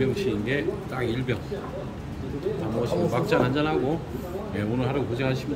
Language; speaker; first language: Korean; native; Korean